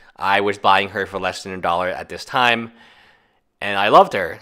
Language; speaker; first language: English; native; English